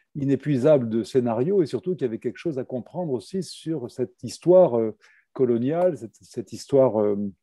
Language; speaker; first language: French; native; French